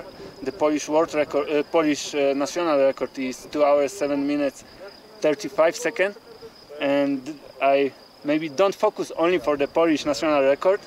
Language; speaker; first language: English; non-native, learner; Polish